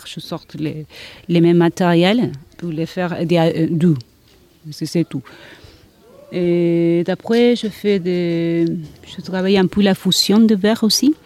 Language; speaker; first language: French; non-native, learner; Spanish